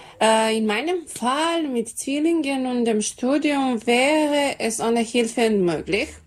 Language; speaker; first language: German; non-native, learner; Serbian